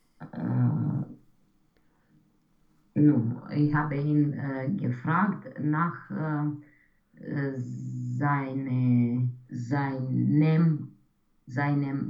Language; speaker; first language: German; non-native, learner; Romanian